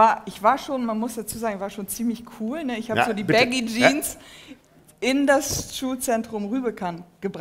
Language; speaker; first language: German; early bilingual, other home language; Turkish